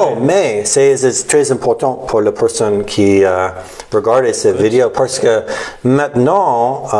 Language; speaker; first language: French; non-native, learner; English